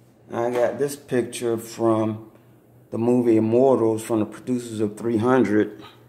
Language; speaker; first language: English; native; English